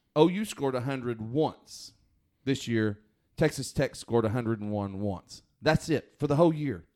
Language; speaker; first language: English; native; English